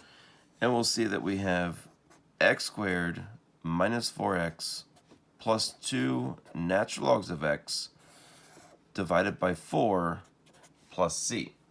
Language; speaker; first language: English; native; English